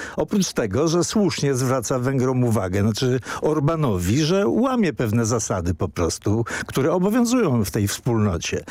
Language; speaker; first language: Polish; native; Polish